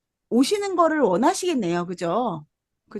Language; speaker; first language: Korean; native; Korean